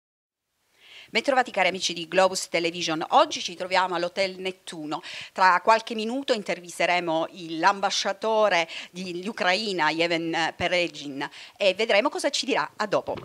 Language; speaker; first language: Italian; native; Italian